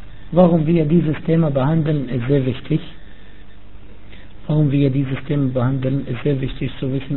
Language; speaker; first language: German; non-native, fluent; Arabic